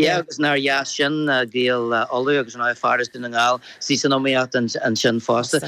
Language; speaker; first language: Irish; native; Irish